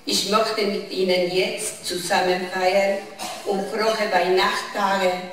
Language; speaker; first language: German; non-native, learner; Spanish